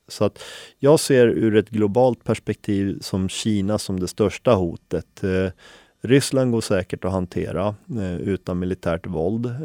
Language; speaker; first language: Swedish; early bilingual, other home language; Finnish